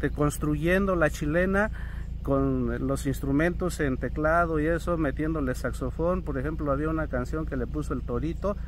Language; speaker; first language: Spanish; non-native, local second language; Mixtepec Mixtec